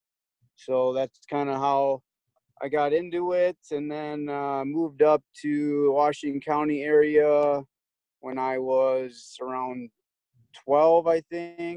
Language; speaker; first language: English; native; English